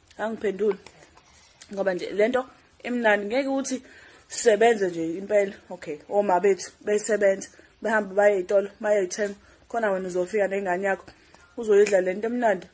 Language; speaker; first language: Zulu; non-native, local second language; English